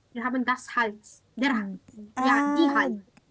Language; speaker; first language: German; non-native, learner; Romanian